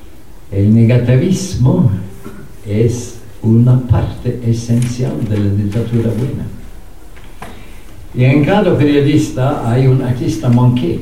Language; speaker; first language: Spanish; non-native, fluent; Norwegian